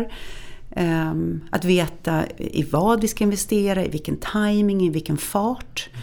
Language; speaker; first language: Swedish; native; Swedish